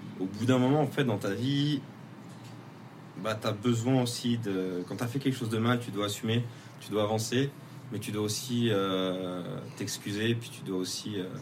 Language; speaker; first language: French; native; French